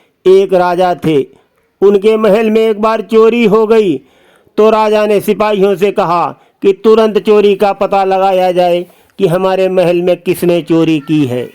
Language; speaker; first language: Hindi; native; Hindi